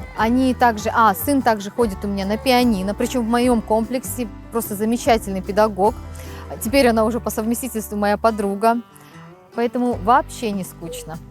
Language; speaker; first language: Russian; native; Russian